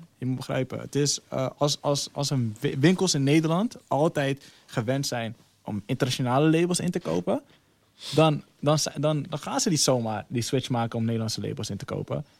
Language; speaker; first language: Dutch; early bilingual, other home language; Somali